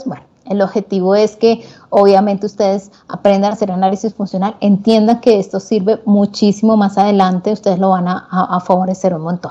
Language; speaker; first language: Spanish; native; Spanish